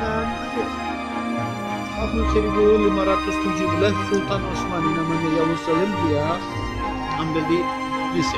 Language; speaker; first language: Indonesian; non-native, learner; Turkish